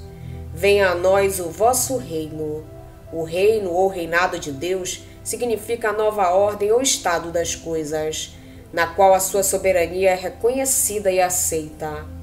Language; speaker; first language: Portuguese; native; Portuguese